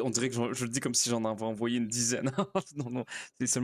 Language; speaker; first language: French; native; French